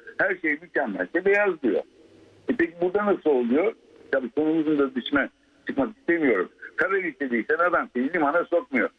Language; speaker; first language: Turkish; native; Turkish